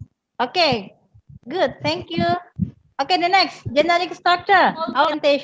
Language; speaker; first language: English; non-native, learner; Indonesian